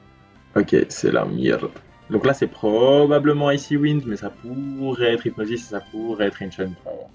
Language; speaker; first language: French; native; French